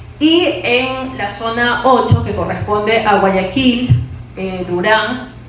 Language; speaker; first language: Spanish; native; Spanish